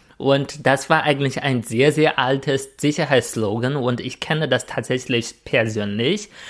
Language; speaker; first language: German; non-native, fluent; Chinese